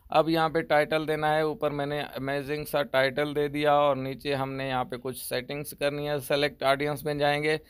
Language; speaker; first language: Urdu; native; Urdu